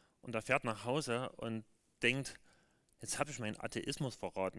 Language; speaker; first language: German; native; German